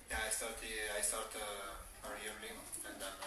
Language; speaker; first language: English; non-native, learner; Italian